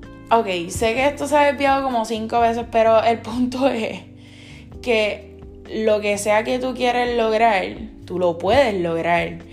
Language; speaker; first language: Spanish; early bilingual, heritage; Spanish